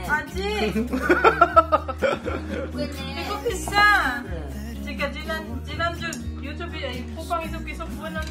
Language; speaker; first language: Korean; non-native, learner; Filipino